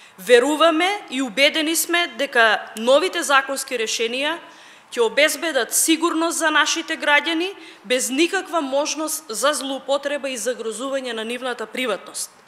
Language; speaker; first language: Macedonian; native; Macedonian